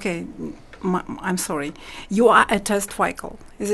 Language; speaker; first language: English; non-native, learner; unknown